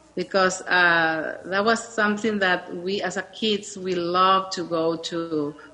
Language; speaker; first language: English; non-native, learner; Spanish